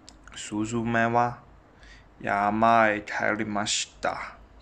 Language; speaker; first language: Japanese; non-native, learner; Chinese